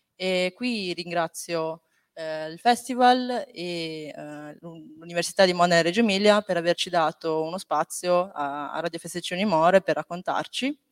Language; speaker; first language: Italian; early bilingual, other home language; Chinese